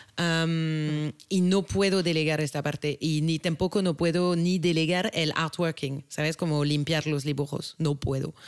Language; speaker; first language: Spanish; non-native, fluent; French